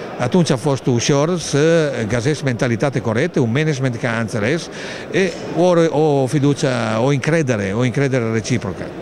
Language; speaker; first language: Romanian; non-native, fluent; Italian